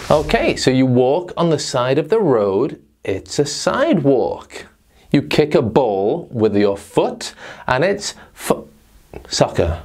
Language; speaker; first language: English; native; English